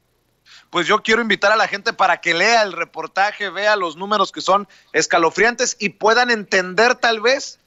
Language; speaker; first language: Spanish; native; Spanish